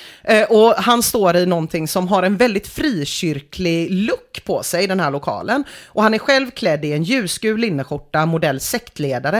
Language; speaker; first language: Swedish; native; Swedish